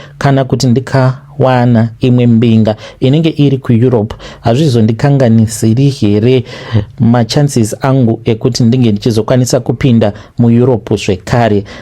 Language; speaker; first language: Shona; native; Shona